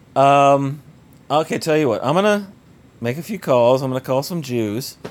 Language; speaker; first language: English; native; English